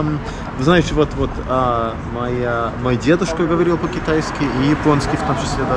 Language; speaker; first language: Russian; early bilingual, heritage; Russian